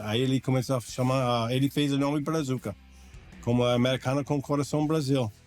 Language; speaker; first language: Portuguese; non-native, learner; English